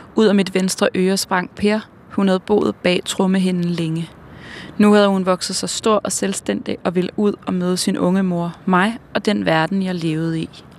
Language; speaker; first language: Danish; native; Danish